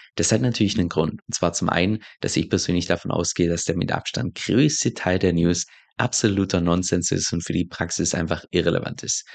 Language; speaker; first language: German; native; German